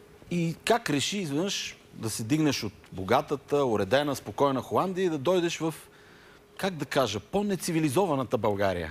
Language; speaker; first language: Bulgarian; native; Bulgarian